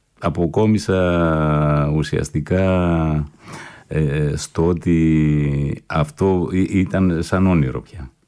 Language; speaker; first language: Greek; early bilingual, heritage; Greek